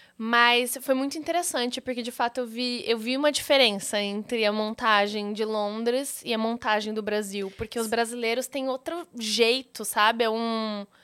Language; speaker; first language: Portuguese; native; Portuguese